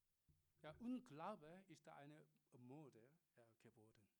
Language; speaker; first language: German; non-native, learner; Korean